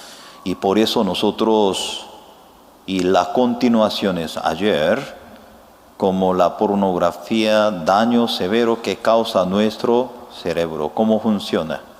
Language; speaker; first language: Spanish; non-native, fluent; Korean